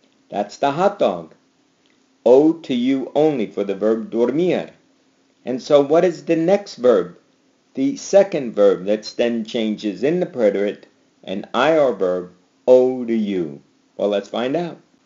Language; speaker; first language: English; native; English